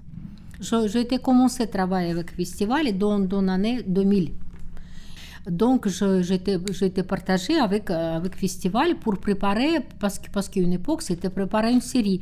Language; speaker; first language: French; non-native, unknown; Russian